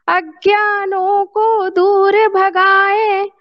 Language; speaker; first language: Hindi; native; Hindi